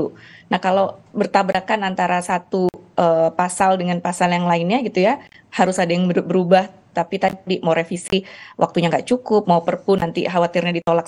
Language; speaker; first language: Indonesian; native; Indonesian